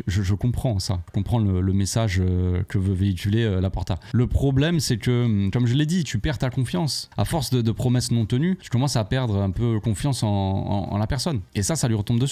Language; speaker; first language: French; native; French